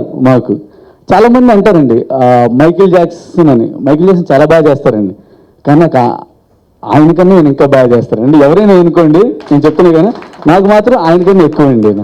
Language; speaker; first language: Telugu; native; Telugu